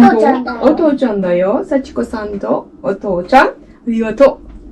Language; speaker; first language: Japanese; non-native, learner; Persian